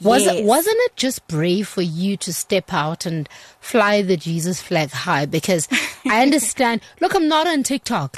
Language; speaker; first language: English; non-native, local second language; Xhosa